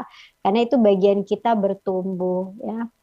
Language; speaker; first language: Indonesian; native; Indonesian